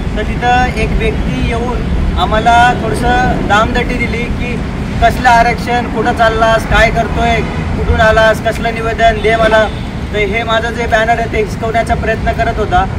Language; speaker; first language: Marathi; non-native, local second language; Lambadi